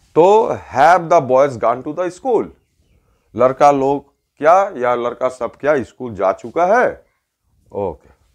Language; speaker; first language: Hindi; native; Hindi